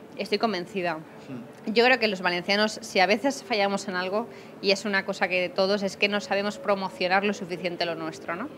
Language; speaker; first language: Spanish; native; Spanish